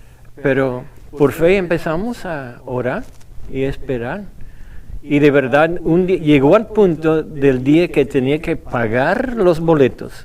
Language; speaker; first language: Spanish; non-native, fluent; English